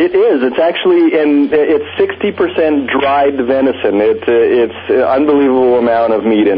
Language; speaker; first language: English; native; English